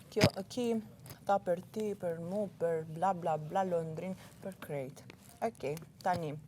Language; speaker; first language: Albanian; early bilingual, heritage; Italian